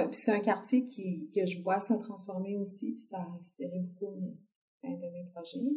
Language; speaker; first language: French; native; French